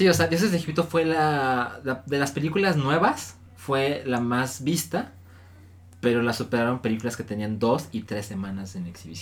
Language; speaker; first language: Spanish; native; Spanish